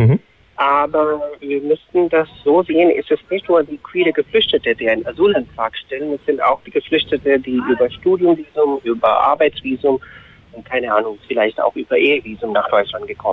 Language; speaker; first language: German; non-native, fluent; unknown